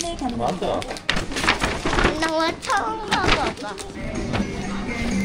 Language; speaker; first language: Korean; non-native, learner; Filipino